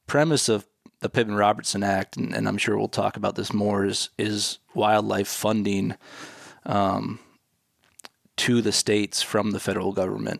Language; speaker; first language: English; native; English